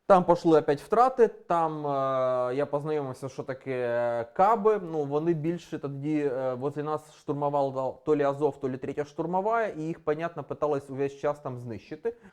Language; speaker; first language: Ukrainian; non-native, local second language; Russian